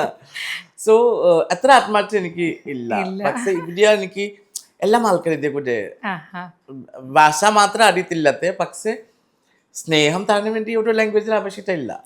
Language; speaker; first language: Malayalam; non-native, learner; Assamese